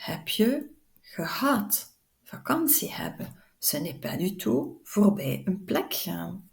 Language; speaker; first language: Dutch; non-native, local second language; French